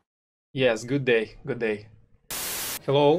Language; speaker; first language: English; non-native, learner; Russian